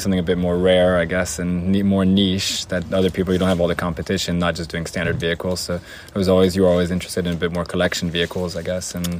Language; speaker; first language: English; non-native, fluent; French